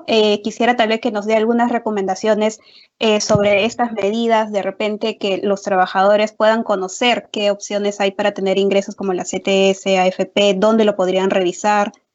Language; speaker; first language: Spanish; native; Spanish